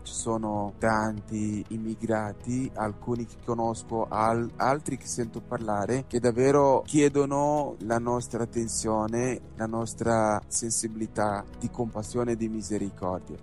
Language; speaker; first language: Italian; non-native, fluent; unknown